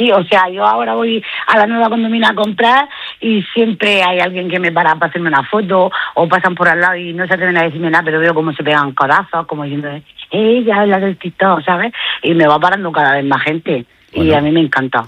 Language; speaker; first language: Spanish; native; Spanish